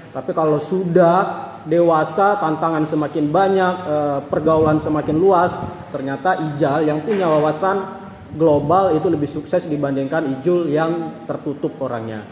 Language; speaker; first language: Indonesian; non-native, local second language; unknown